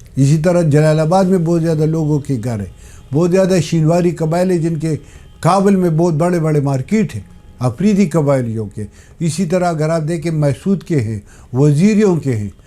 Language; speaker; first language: Urdu; non-native, local second language; Pashto